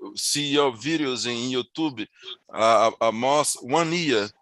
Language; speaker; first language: English; non-native, learner; Portuguese